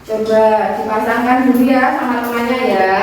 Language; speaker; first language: Malay; native; Malay